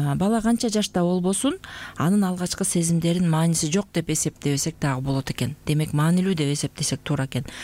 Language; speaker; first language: Kyrgyz; native; Kyrgyz